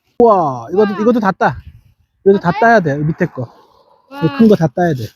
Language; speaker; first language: Korean; native; Korean